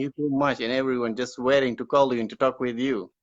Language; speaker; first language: English; non-native, learner; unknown